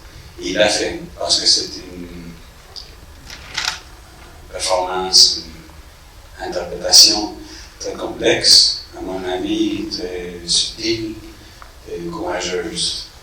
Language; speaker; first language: French; non-native, fluent; English